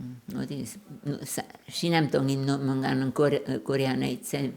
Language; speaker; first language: Korean; non-native, learner; German